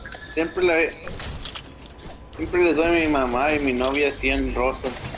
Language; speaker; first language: Spanish; early bilingual, heritage; Spanish